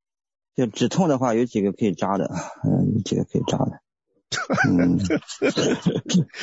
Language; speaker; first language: Chinese; native; Chinese